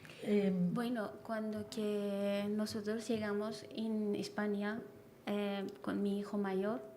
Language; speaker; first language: Spanish; non-native, learner; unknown